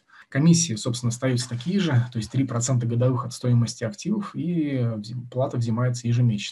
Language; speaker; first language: Russian; native; Russian